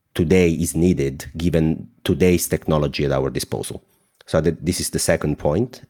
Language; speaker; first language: English; non-native, fluent; Italian